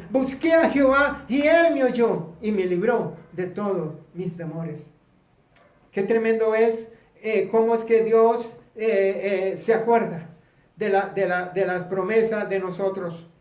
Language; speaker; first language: Spanish; native; Spanish